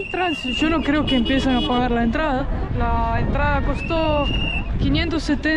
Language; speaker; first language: Spanish; non-native, fluent; Estonian